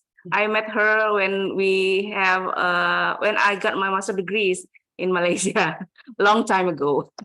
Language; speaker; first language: English; non-native, fluent; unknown